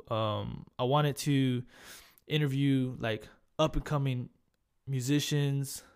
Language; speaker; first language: English; early bilingual, other home language; Spanish